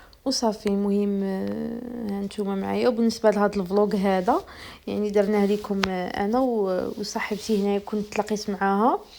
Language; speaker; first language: Arabic; native; Arabic